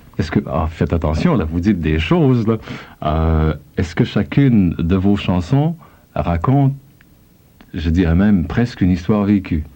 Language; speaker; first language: French; native; French